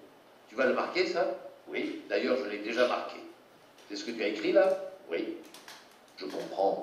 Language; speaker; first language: French; native; French